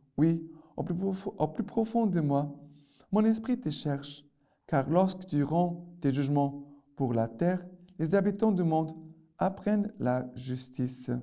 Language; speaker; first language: French; non-native, fluent; Portuguese